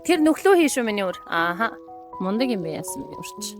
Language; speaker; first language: Mongolian; native; Mongolian